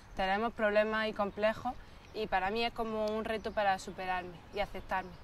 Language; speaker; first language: Spanish; native; Spanish